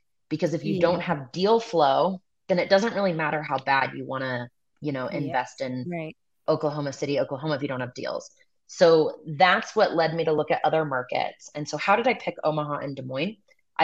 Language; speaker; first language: English; native; English